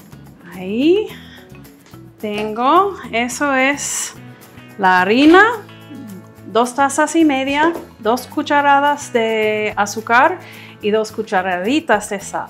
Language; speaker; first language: Spanish; non-native, fluent; English